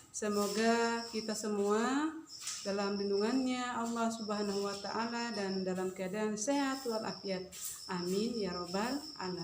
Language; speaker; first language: Indonesian; native; Indonesian